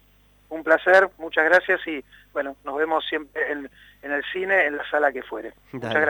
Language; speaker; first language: Spanish; native; Spanish